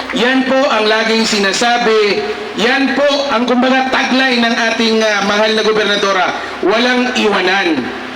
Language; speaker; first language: Filipino; non-native, local second language; Maguindanaon